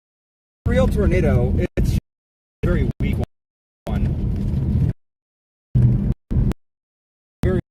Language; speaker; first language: English; native; English